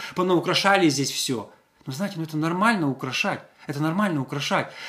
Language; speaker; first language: Russian; non-native, local second language; Ukrainian